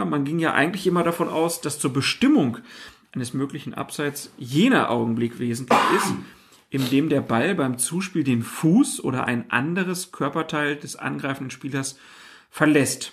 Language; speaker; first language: German; native; German